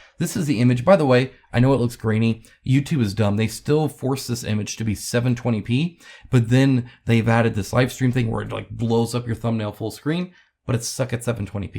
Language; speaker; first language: English; native; English